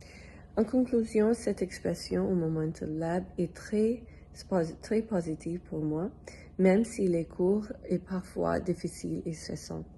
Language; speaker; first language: French; non-native, learner; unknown